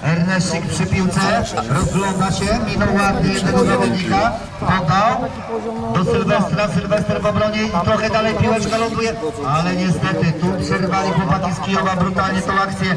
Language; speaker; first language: Polish; native; Polish